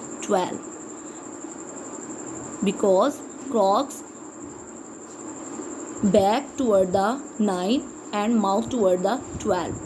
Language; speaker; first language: English; non-native, local second language; Urdu